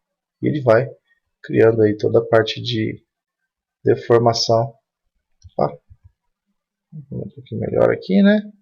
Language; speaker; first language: Portuguese; native; Portuguese